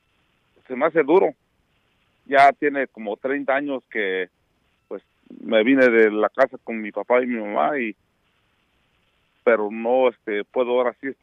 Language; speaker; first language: Spanish; non-native, local second language; Mixtepec Mixtec